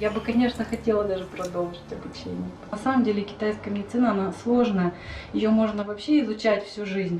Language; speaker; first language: Russian; native; Russian